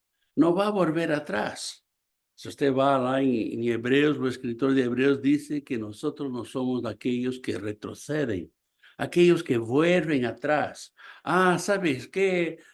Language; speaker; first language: Spanish; non-native, fluent; Portuguese